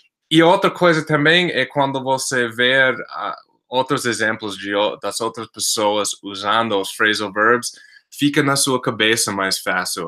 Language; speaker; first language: Portuguese; non-native, fluent; English